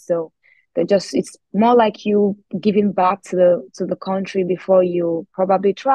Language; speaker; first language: English; non-native, local second language; Yoruba